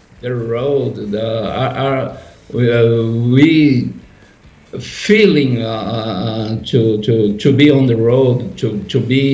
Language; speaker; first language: English; non-native, learner; Portuguese